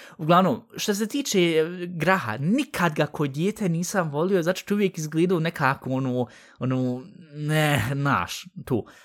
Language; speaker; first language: Bosnian; early bilingual, heritage; Bosnian